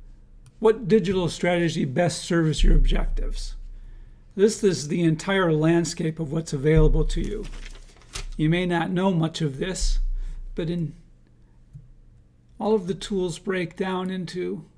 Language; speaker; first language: English; native; English